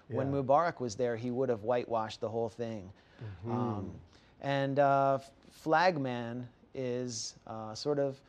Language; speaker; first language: English; native; English